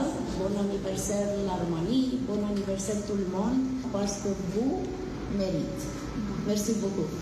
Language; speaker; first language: French; non-native, learner; Romanian